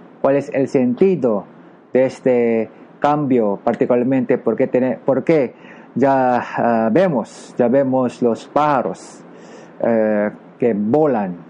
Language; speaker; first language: Spanish; non-native, learner; Filipino